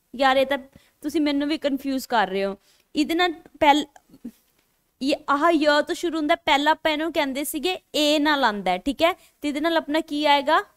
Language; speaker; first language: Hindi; non-native, local second language; Punjabi